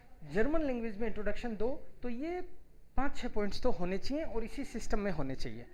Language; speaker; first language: Hindi; native; Hindi